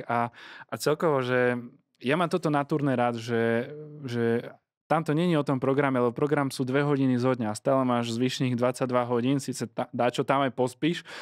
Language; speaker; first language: Slovak; native; Slovak